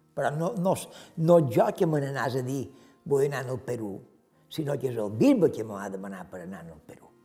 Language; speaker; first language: Catalan; native; Catalan